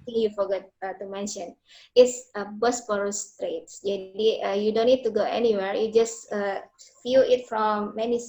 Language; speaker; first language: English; non-native, learner; Indonesian